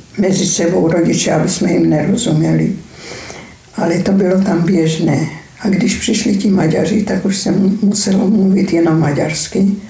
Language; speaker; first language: Czech; non-native, fluent; Hungarian